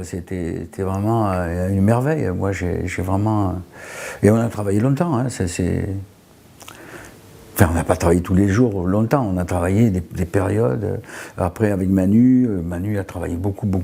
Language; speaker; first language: French; native; French